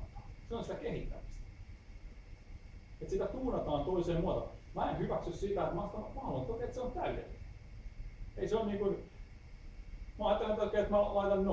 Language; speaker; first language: Finnish; native; Finnish